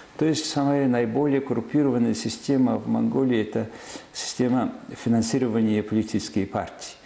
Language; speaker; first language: Russian; non-native, fluent; Mongolian